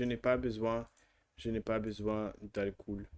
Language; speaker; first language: French; non-native, learner; Russian